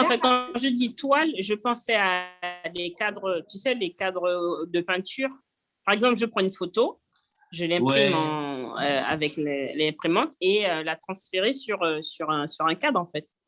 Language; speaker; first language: French; native; French